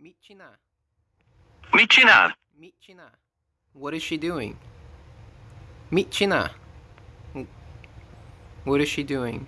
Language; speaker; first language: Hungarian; non-native, learner; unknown